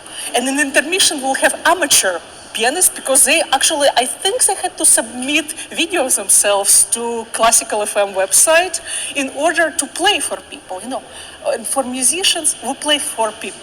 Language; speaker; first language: English; non-native, fluent; Russian